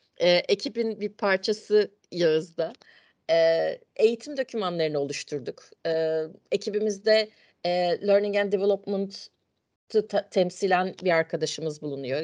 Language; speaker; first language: Turkish; native; Turkish